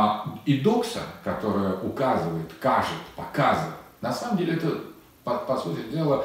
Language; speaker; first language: Russian; native; Russian